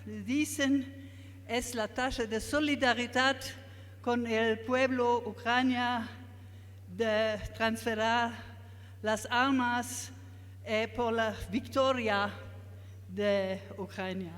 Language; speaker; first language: Spanish; non-native, learner; German